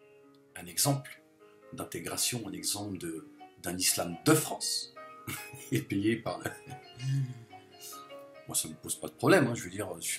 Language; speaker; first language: French; native; French